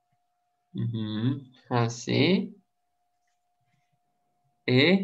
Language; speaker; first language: French; non-native, learner; Russian